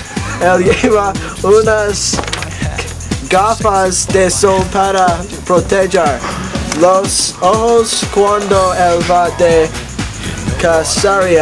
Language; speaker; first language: Spanish; non-native, learner; English